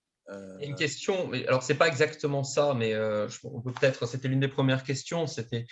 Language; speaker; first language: French; native; French